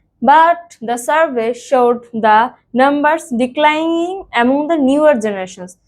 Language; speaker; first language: English; non-native, local second language; Bangla